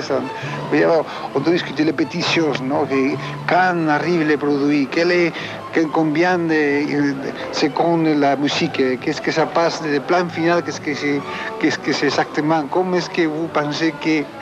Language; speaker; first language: French; non-native, fluent; Spanish